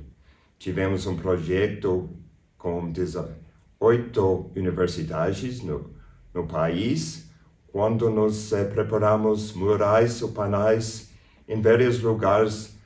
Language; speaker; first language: Portuguese; non-native, fluent; English